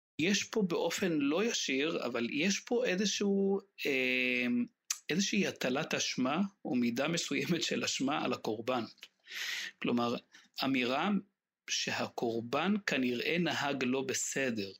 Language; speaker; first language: Hebrew; non-native, local second language; Arabic